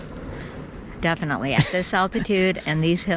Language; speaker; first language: English; native; English